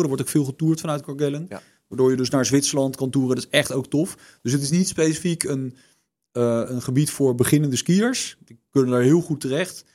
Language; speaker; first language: Dutch; native; Dutch